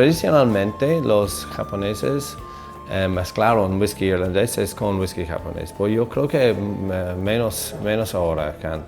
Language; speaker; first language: Spanish; non-native, fluent; English